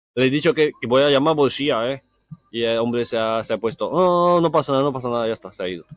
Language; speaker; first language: Spanish; non-native, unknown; Chinese